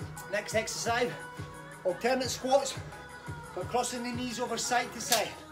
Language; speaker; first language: English; native; English